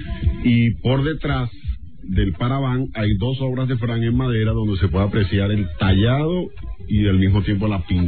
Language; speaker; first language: Spanish; native; Spanish